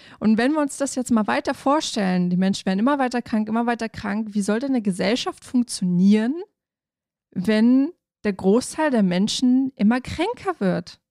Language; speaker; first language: German; native; German